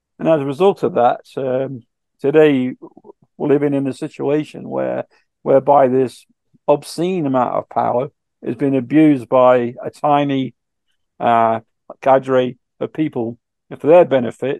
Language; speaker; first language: English; native; English